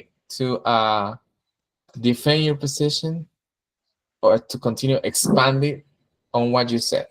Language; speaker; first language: English; non-native, fluent; Spanish